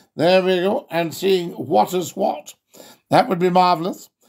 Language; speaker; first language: English; native; English